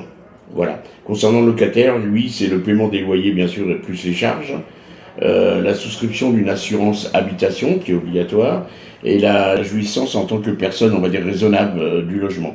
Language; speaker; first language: French; native; French